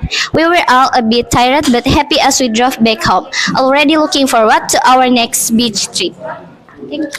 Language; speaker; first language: English; non-native, learner; Indonesian